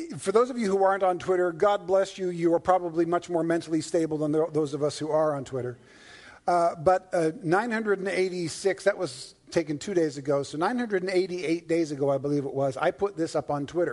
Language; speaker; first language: English; native; English